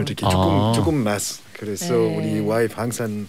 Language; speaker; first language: Korean; non-native, learner; French